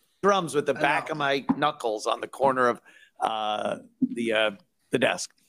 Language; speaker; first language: English; native; English